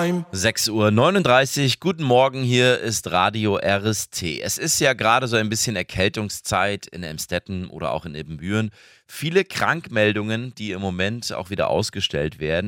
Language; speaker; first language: German; native; German